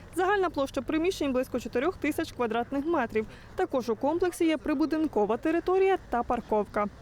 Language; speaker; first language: Ukrainian; native; Ukrainian